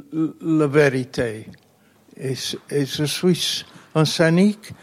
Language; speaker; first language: French; non-native, learner; English